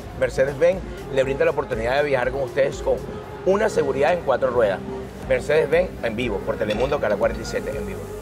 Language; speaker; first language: Spanish; native; Spanish